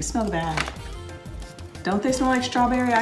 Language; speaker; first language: English; native; English